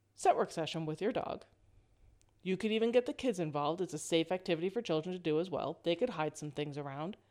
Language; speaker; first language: English; native; English